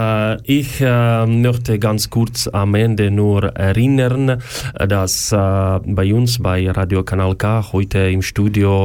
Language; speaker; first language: German; non-native, learner; Ukrainian